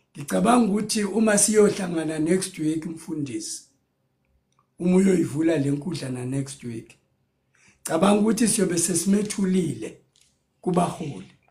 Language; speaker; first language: Zulu; native; Zulu